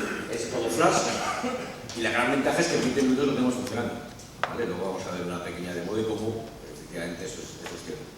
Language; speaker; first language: Spanish; native; Spanish